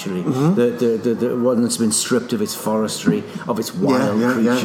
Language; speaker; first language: English; native; English